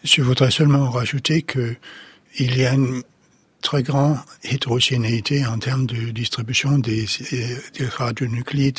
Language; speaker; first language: French; non-native, fluent; Danish